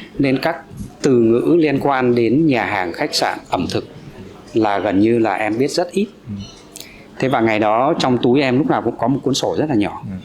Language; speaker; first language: Vietnamese; native; Vietnamese